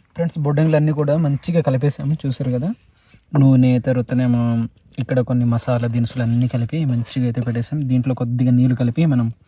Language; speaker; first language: Telugu; native; Telugu